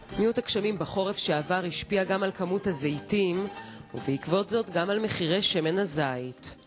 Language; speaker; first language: Hebrew; native; Hebrew